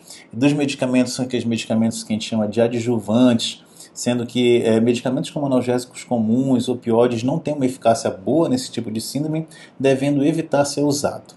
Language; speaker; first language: Portuguese; native; Portuguese